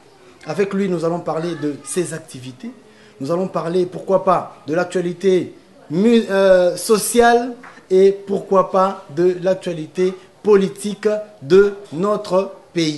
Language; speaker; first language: French; non-native, local second language; Lingala